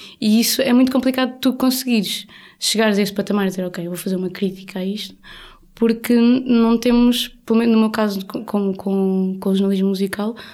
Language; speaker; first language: Portuguese; native; Portuguese